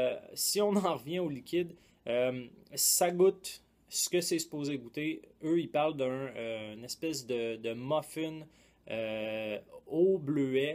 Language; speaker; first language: French; native; French